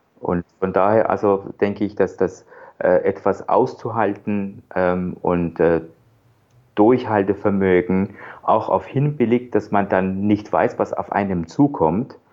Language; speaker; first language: German; non-native, fluent; Persian